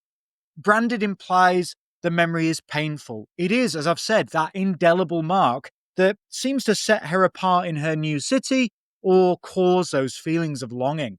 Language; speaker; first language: English; native; English